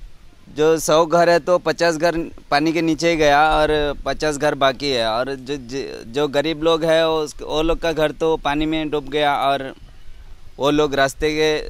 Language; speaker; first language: Hindi; non-native, local second language; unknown